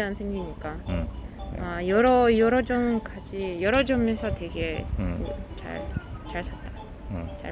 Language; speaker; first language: Korean; non-native, fluent; Russian